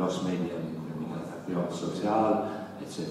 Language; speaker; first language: Spanish; non-native, learner; Italian